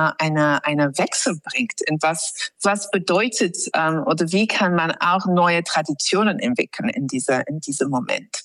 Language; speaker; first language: German; non-native, fluent; English